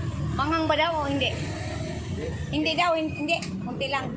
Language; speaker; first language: Filipino; non-native, local second language; Cebuano